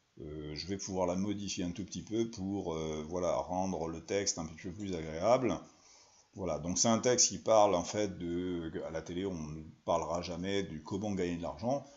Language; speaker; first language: French; native; French